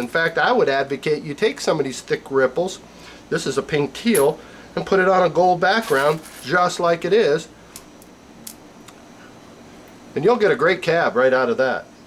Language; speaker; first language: English; native; English